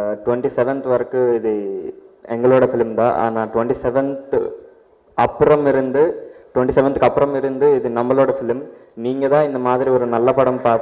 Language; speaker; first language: Tamil; non-native, learner; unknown